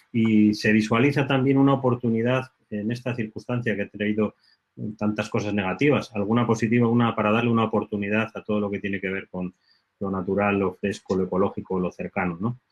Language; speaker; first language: Spanish; native; Spanish